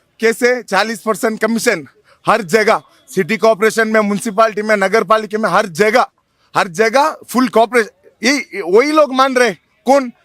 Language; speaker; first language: Hindi; non-native, local second language; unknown